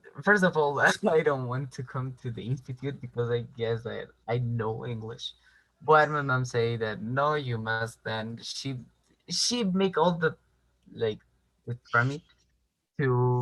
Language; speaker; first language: English; non-native, learner; Spanish